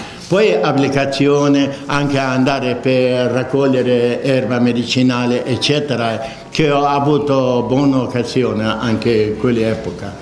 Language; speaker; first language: Italian; non-native, fluent; Tibetan